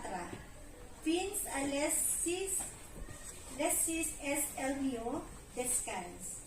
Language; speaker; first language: Catalan; non-native, learner; Filipino